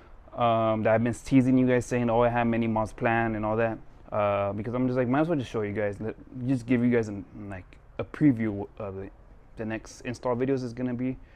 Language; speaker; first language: English; native; English